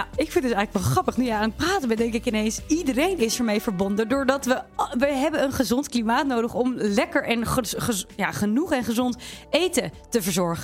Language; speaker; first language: Dutch; native; Dutch